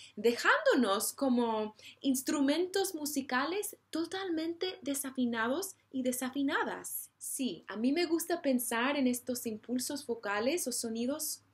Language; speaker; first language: Spanish; non-native, fluent; English